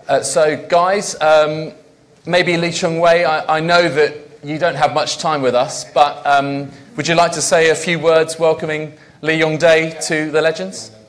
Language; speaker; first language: English; native; English